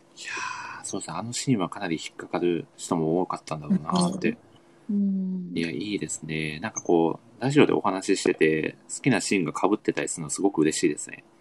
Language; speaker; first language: Japanese; native; Japanese